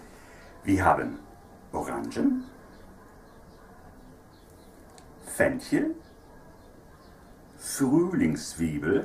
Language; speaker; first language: German; non-native, fluent; Italian